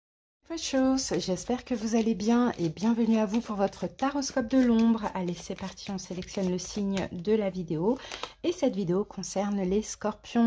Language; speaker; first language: French; native; French